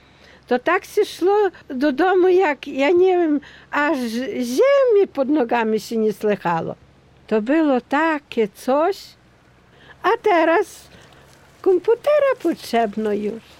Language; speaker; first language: Polish; non-native, local second language; Ukrainian